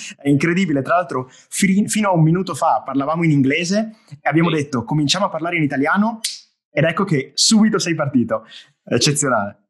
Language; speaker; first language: Italian; native; Italian